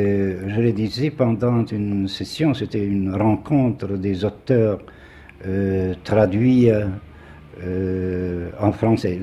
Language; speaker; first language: French; non-native, fluent; Polish